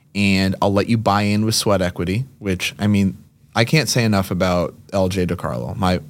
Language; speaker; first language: English; native; English